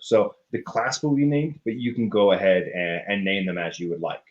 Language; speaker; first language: English; native; English